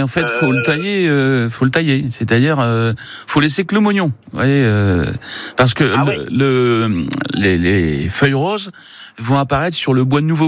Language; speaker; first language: French; native; French